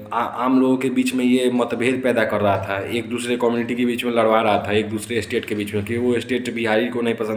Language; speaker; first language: Hindi; native; Hindi